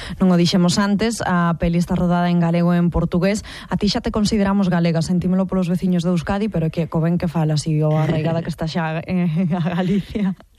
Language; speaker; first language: Galician; native; Galician